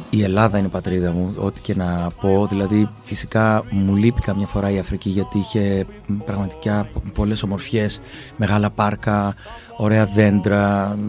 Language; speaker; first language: Greek; early bilingual, other home language; English